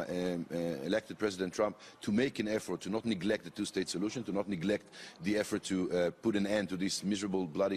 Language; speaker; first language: English; non-native, fluent; Hebrew